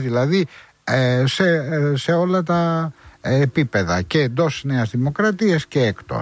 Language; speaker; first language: Greek; native; Greek